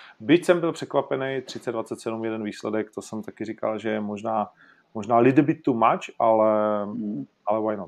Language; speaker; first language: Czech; native; Czech